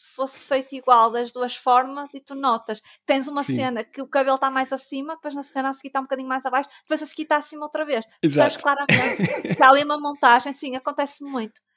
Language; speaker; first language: Portuguese; native; Portuguese